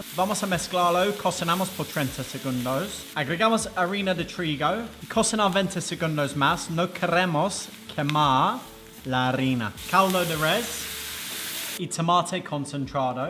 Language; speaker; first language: Spanish; non-native, fluent; English